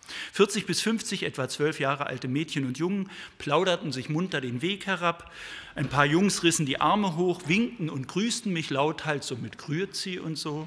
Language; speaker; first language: German; native; German